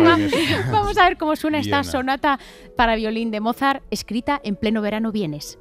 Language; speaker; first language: Spanish; native; Spanish